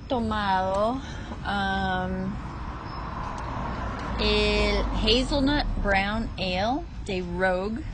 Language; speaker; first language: Spanish; non-native, fluent; English